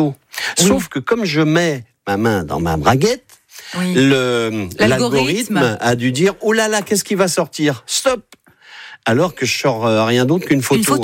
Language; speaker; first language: French; native; French